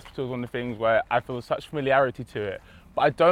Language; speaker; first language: English; native; English